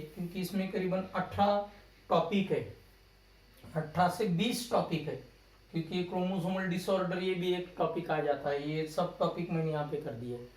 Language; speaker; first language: Hindi; non-native, local second language; Marathi